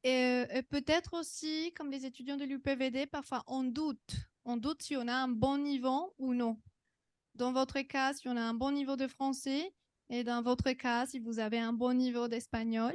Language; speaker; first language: French; non-native, fluent; Spanish